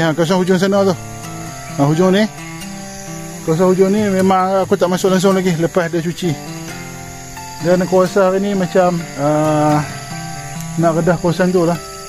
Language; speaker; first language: Malay; native; Malay